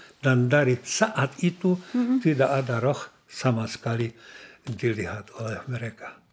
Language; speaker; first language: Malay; non-native, learner; Czech